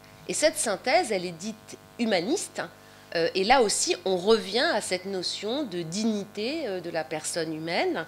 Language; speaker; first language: French; native; French